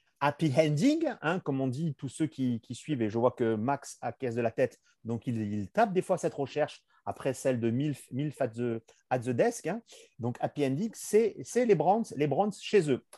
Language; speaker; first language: French; native; French